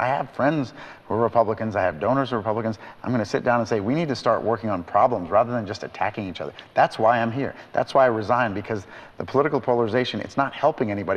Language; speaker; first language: English; native; English